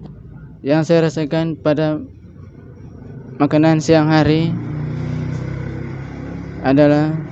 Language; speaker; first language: Indonesian; non-native, local second language; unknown